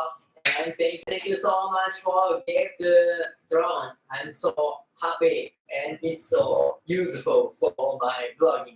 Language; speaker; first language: English; non-native, learner; Filipino